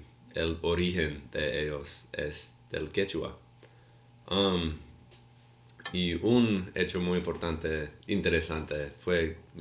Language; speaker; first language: Spanish; non-native, learner; English